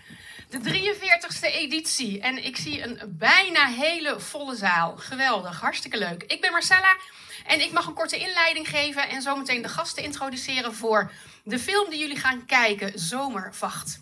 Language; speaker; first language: Dutch; native; Dutch